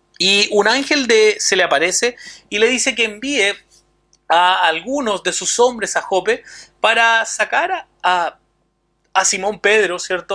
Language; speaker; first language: Spanish; native; Spanish